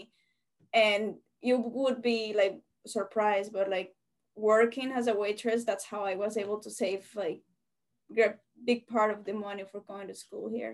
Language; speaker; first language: English; non-native, fluent; Spanish